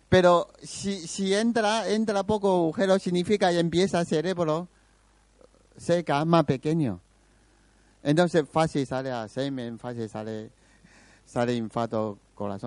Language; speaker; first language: Spanish; non-native, learner; Chinese